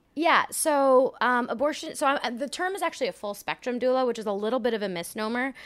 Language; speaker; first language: English; early bilingual, other home language; French